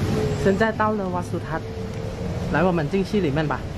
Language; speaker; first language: Chinese; non-native, learner; Thai